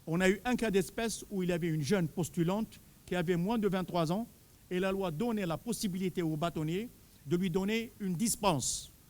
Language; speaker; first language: French; non-native, local second language; Arabic